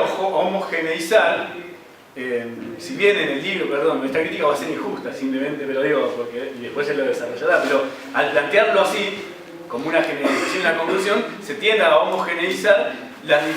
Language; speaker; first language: Spanish; native; Spanish